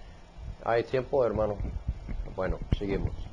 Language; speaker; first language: Spanish; non-native, fluent; English